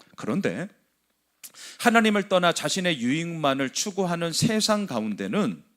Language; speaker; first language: Korean; native; Korean